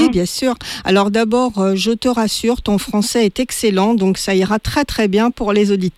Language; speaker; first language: French; native; French